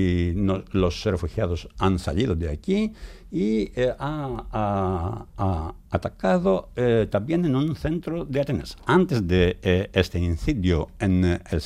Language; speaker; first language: Spanish; non-native, fluent; Greek